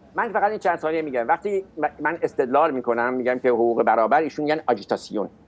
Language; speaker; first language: Persian; native; Persian